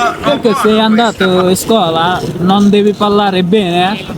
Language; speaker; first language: Italian; non-native, learner; Bangla